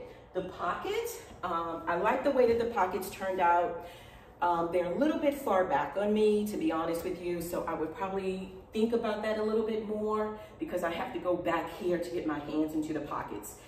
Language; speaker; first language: English; native; English